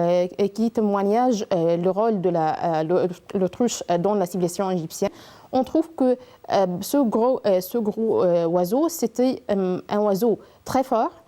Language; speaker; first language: French; non-native, learner; Arabic